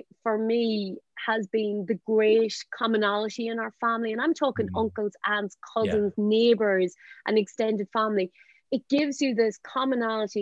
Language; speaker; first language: English; native; English